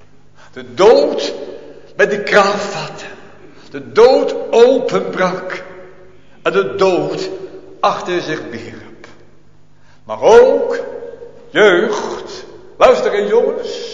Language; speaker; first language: Dutch; native; Dutch